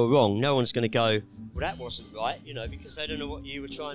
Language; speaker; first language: English; native; English